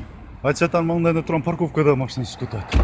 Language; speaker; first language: Kyrgyz; native; Kyrgyz